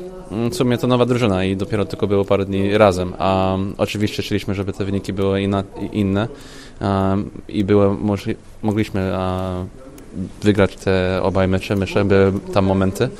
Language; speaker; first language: Polish; early bilingual, heritage; Polish